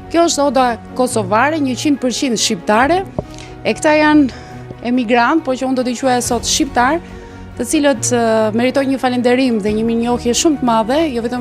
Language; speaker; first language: Albanian; native; Albanian